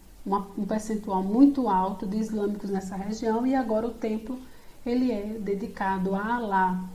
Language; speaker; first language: Portuguese; native; Portuguese